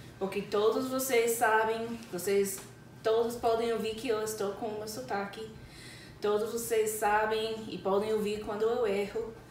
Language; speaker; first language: Portuguese; non-native, fluent; English